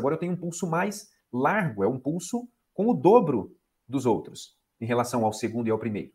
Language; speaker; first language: Portuguese; native; Portuguese